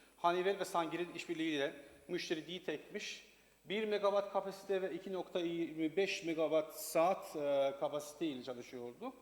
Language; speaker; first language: Turkish; non-native, learner; Persian